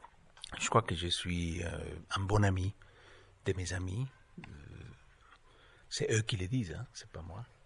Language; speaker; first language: French; non-native, fluent; Spanish